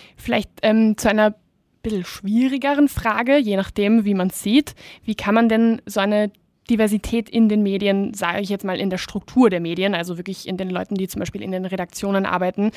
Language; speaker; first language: German; native; German